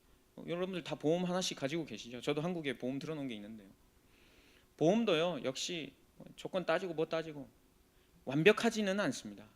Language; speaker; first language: Korean; native; Korean